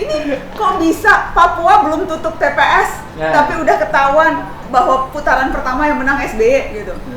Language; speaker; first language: Indonesian; native; Indonesian